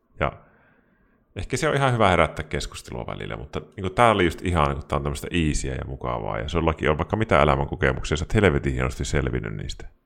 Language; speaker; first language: Finnish; native; Finnish